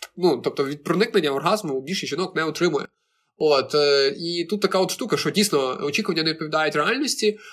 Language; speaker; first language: Ukrainian; native; Ukrainian